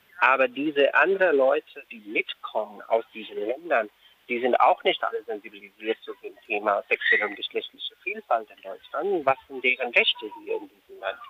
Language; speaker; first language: German; non-native, fluent; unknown